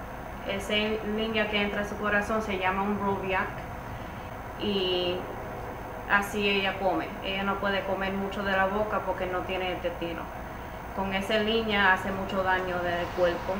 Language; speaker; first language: Spanish; early bilingual, heritage; Spanish